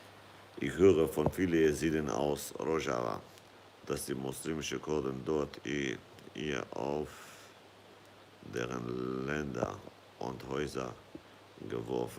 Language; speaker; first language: German; non-native, fluent; Kurdish